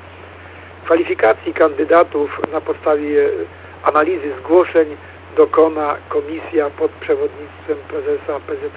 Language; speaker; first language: Polish; native; Polish